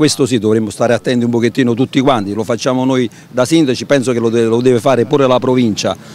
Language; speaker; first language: Italian; native; Italian